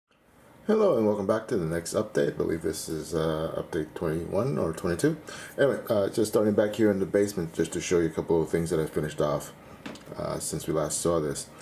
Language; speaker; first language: English; native; English